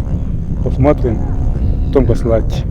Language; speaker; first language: Russian; non-native, local second language; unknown